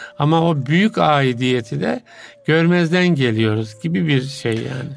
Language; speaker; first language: Turkish; native; Turkish